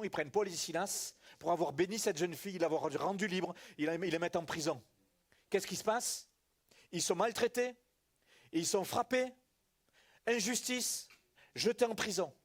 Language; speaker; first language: French; native; French